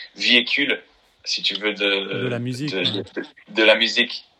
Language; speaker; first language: French; non-native, fluent; English